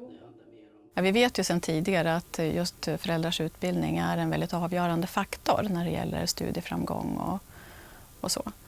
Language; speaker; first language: Swedish; native; Swedish